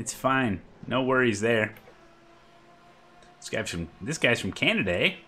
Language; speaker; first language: English; native; English